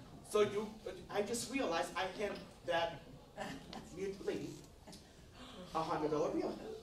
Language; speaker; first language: English; non-native, fluent; Spanish